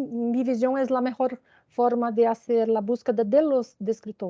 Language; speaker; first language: Spanish; non-native, fluent; Portuguese